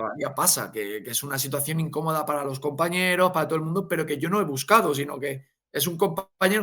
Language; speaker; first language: Spanish; native; Spanish